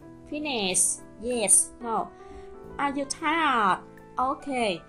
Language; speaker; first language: English; non-native, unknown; Vietnamese